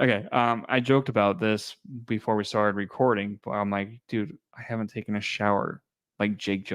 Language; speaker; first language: English; native; English